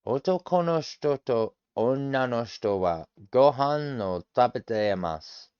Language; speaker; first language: Japanese; non-native, learner; English